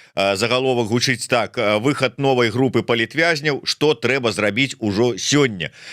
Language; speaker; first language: Belarusian; non-native, local second language; Russian